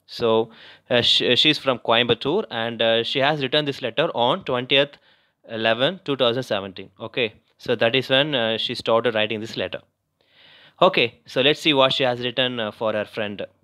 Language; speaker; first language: English; non-native, local second language; Tamil